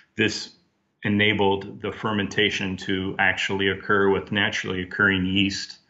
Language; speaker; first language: English; native; English